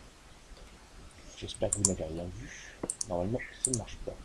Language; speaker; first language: French; native; French